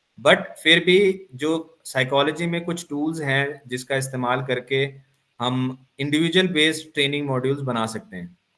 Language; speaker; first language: Hindi; non-native, local second language; Punjabi